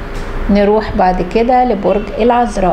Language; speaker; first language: Arabic; native; Arabic